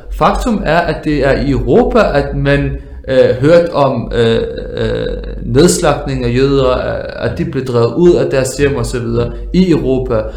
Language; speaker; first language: Danish; early bilingual, other home language; Arabic